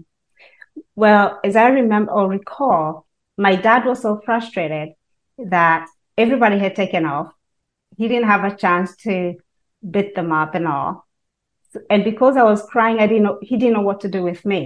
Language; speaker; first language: English; non-native, local second language; Kikuyu